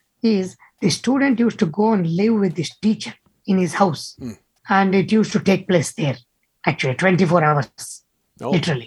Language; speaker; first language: English; non-native, local second language; Kannada